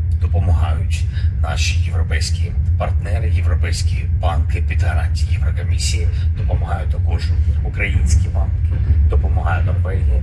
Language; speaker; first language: Ukrainian; non-native, local second language; Russian